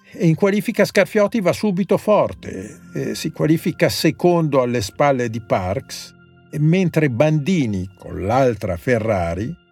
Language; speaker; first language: Italian; native; Italian